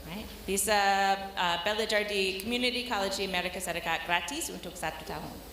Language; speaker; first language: Indonesian; non-native, learner; English